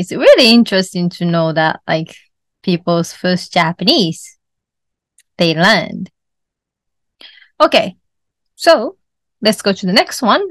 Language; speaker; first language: English; non-native, fluent; Japanese